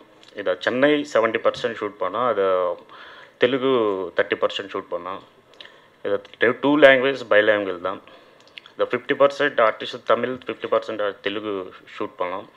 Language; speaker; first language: Tamil; non-native, learner; Telugu